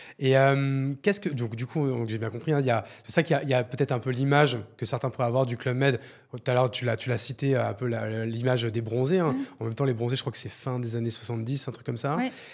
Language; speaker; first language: French; native; French